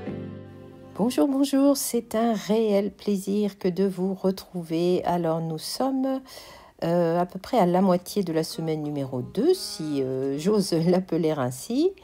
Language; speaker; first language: French; native; French